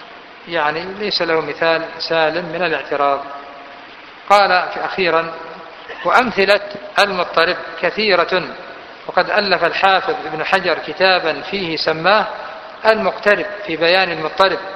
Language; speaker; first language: Arabic; native; Arabic